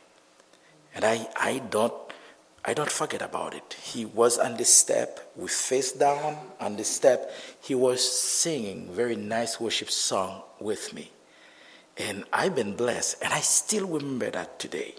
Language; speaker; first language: English; non-native, fluent; Haitian Creole